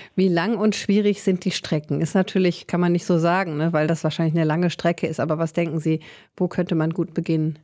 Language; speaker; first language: German; native; German